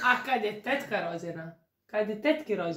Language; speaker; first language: Croatian; native; Croatian